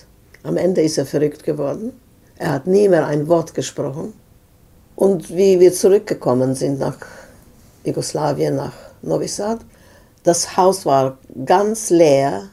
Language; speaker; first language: German; non-native, fluent; Serbian